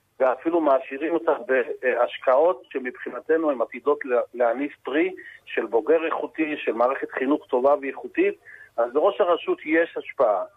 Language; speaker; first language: Hebrew; native; Hebrew